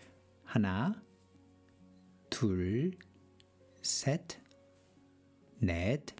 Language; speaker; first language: Korean; non-native, learner; English